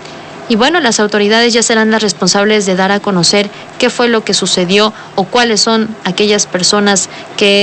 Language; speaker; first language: Spanish; native; Spanish